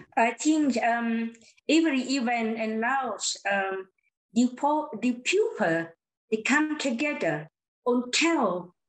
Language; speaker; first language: English; non-native, learner; Lao